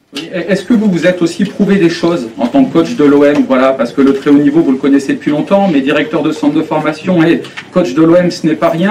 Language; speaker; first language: French; native; French